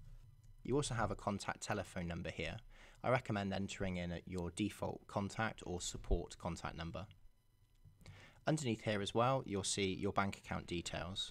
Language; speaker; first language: English; native; English